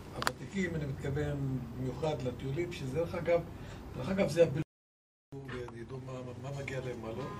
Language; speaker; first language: Hebrew; non-native, local second language; Arabic